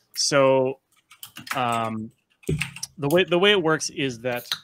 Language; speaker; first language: English; native; English